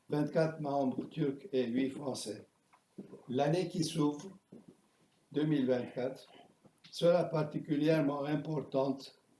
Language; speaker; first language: French; non-native, fluent; Turkish